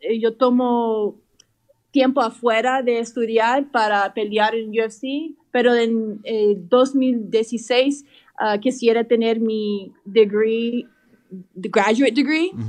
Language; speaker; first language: Spanish; early bilingual, heritage; English